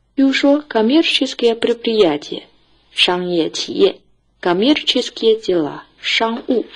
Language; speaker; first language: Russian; non-native, fluent; Chinese